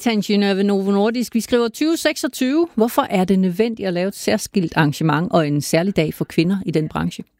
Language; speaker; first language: Danish; native; Danish